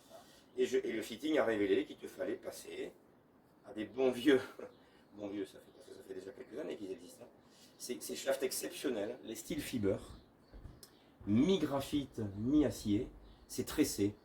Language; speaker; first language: French; native; French